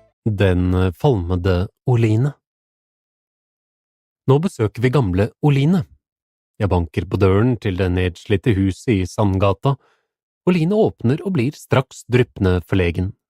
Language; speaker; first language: Norwegian; native; Norwegian